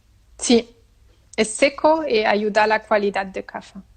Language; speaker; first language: Spanish; non-native, learner; French